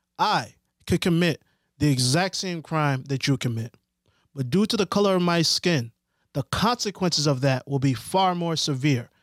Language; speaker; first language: English; early bilingual, other home language; Haitian Creole